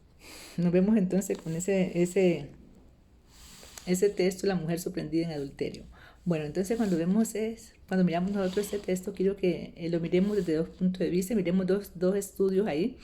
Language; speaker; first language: Spanish; native; Spanish